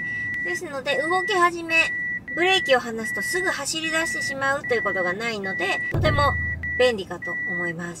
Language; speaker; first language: Japanese; native; Japanese